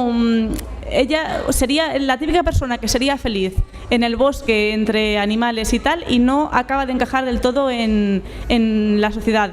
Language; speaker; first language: Spanish; native; Spanish